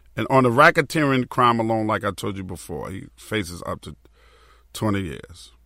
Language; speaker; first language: English; native; English